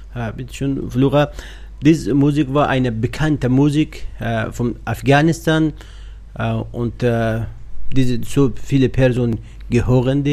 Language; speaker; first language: German; non-native, learner; Persian